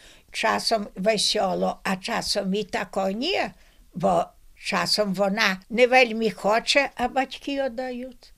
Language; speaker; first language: Ukrainian; native; Ukrainian